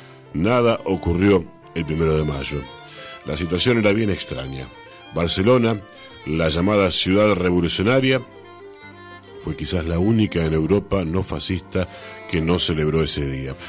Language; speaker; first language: Spanish; native; Spanish